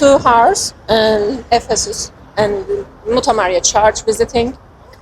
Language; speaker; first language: English; non-native, learner; Turkish